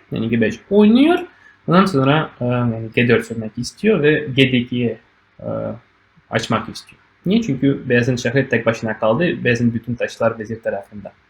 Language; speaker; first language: Turkish; non-native, fluent; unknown